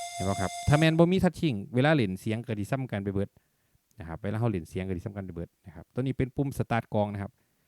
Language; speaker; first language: Thai; non-native, local second language; Northeastern Thai